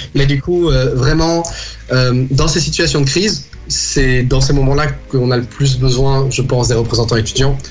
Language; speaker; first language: French; native; French